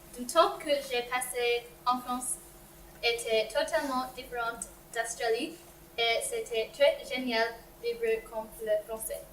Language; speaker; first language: French; non-native, learner; English